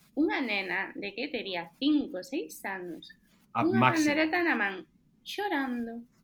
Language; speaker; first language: Galician; native; Galician